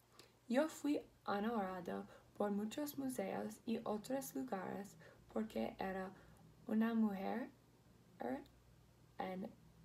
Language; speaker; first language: Spanish; non-native, learner; English